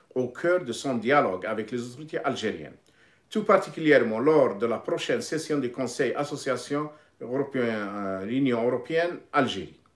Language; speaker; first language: French; non-native, local second language; Arabic